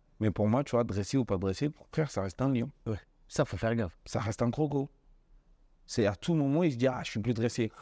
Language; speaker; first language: French; early bilingual, other home language; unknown